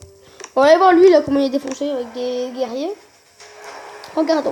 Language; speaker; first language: French; native; French